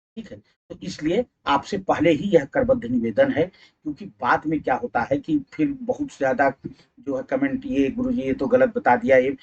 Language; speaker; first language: Hindi; native; Hindi